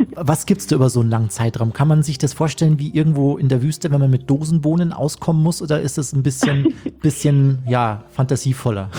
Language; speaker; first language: German; native; German